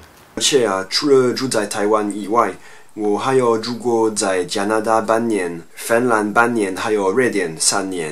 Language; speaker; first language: Chinese; non-native, fluent; French